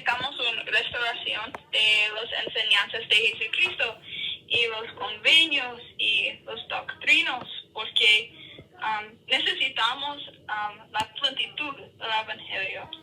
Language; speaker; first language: Spanish; non-native, learner; English